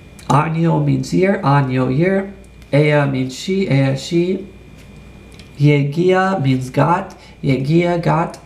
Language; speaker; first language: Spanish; non-native, learner; English